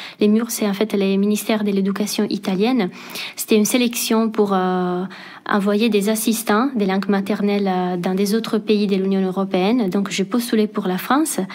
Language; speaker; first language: French; non-native, fluent; Italian